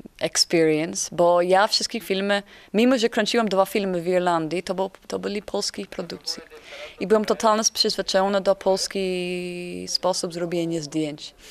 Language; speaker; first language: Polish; non-native, fluent; English